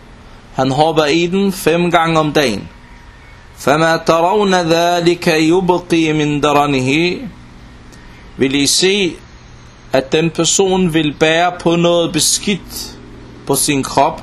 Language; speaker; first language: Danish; non-native, local second language; Arabic